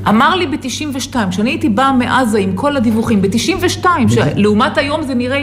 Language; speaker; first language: Hebrew; native; Hebrew